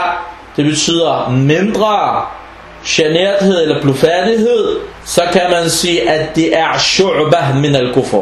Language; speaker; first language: Danish; early bilingual, other home language; Arabic